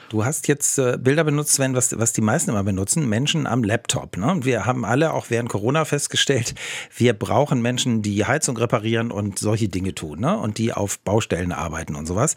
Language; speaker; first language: German; native; German